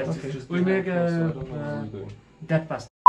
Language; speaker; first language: English; non-native, learner; Nepali